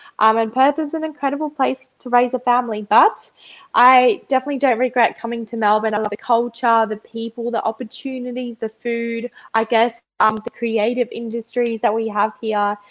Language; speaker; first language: English; early bilingual, other home language; Russian